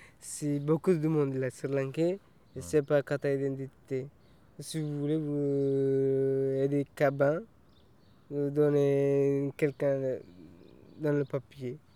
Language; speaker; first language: French; non-native, learner; Tamil